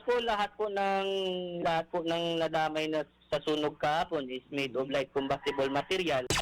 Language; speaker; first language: Filipino; native; Filipino